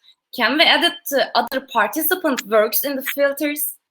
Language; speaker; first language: English; non-native, learner; Turkish